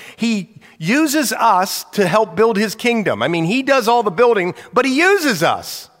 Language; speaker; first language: English; native; English